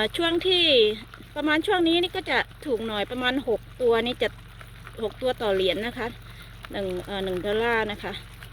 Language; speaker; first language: Thai; native; Thai